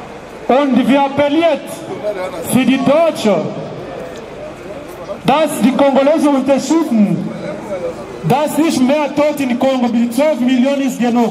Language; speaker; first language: German; non-native, learner; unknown